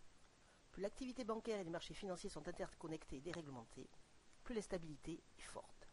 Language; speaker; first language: French; native; French